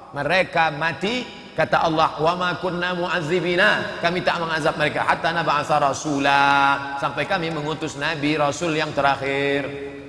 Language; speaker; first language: Indonesian; native; Indonesian